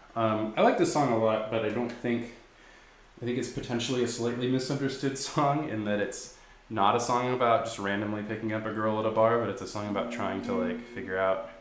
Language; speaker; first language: English; native; English